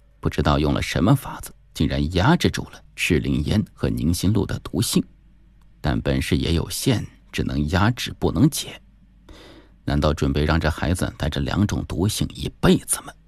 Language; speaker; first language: Chinese; native; Chinese